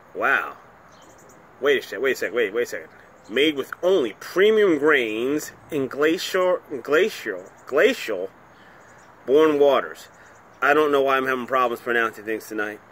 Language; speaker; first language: English; native; English